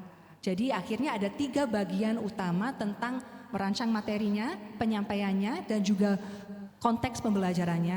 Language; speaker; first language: Indonesian; non-native, fluent; English